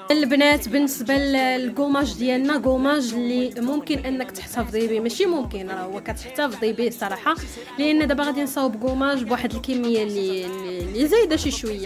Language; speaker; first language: Arabic; native; Arabic